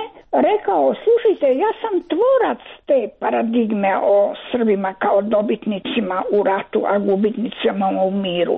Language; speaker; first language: Croatian; native; Croatian